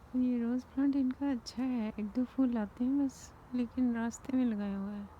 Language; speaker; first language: Hindi; native; Hindi